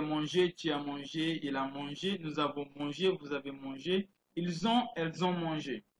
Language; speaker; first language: French; non-native, fluent; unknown